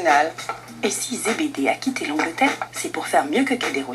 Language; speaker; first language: French; native; French